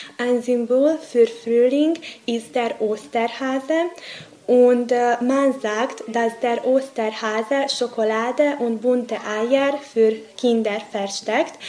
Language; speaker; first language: German; non-native, learner; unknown